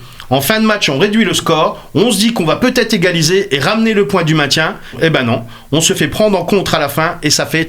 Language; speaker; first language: French; native; French